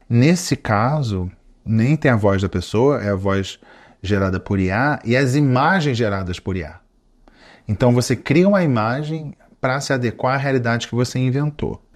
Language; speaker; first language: Portuguese; native; Portuguese